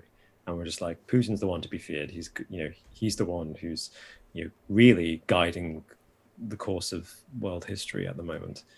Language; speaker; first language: English; native; English